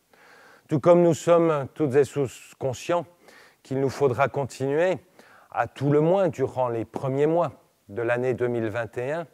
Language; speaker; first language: French; native; French